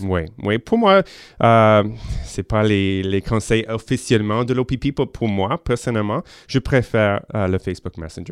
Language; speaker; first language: French; non-native, local second language; English